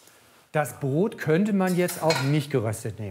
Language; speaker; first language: German; native; German